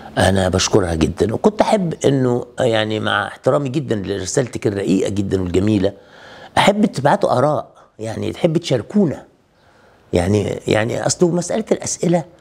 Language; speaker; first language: Egyptian Arabic; native; Egyptian Arabic